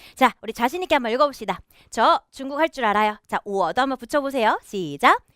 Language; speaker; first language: Korean; native; Korean